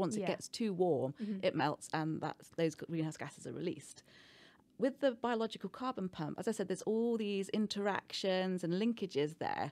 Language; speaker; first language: English; native; English